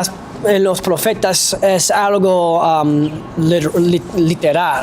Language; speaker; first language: Spanish; non-native, fluent; English